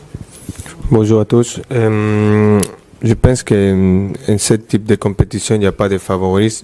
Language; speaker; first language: French; non-native, fluent; Spanish